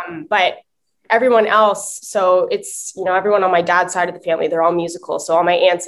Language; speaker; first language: English; native; English